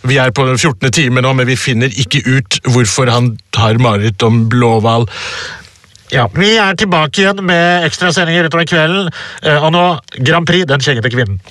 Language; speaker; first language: Norwegian; early bilingual, other home language; Urdu